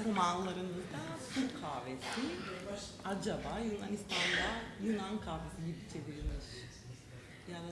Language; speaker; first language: Turkish; non-native, learner; Macedonian